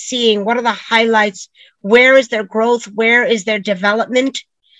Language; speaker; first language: English; native; English